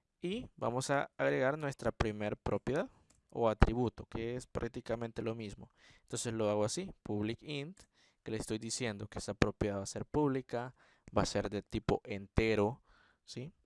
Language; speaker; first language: Spanish; native; Spanish